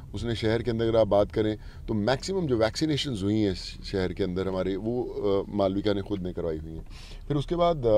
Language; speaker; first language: Hindi; native; Hindi